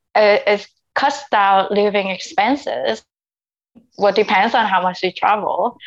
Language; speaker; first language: English; non-native, fluent; Vietnamese